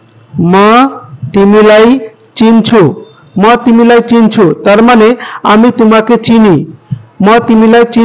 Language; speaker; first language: Nepali; non-native, fluent; Bangla